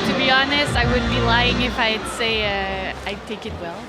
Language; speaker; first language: English; non-native, fluent; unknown